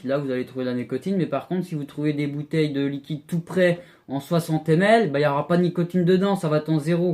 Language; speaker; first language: French; native; French